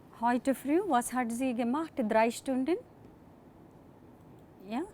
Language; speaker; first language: German; non-native, fluent; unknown